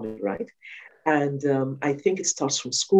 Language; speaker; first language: English; non-native, local second language; Yoruba